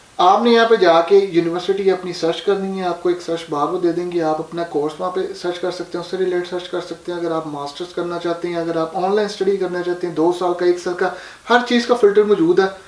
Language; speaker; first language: Urdu; non-native, local second language; Punjabi